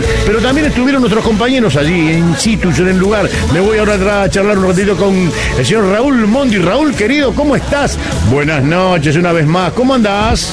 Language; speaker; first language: Spanish; native; Spanish